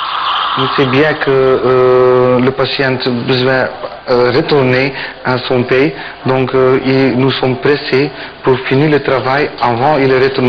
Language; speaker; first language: French; non-native, learner; Turkish